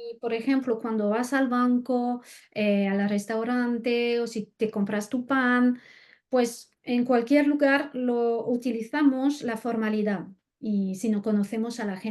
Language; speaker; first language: Spanish; non-native, fluent; French